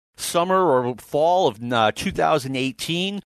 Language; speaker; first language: English; native; English